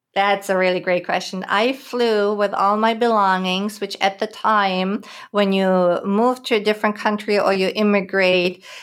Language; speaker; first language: English; non-native, fluent; German